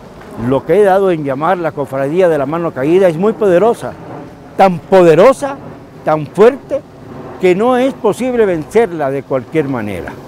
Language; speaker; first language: Spanish; native; Spanish